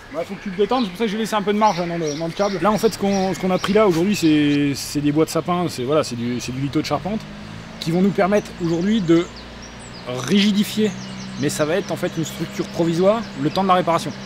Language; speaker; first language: French; native; French